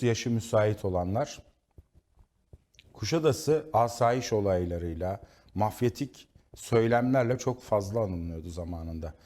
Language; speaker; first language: Turkish; native; Turkish